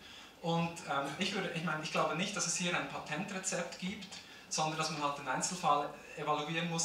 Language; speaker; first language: German; native; German